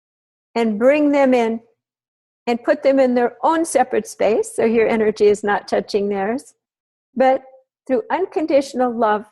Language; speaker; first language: English; native; English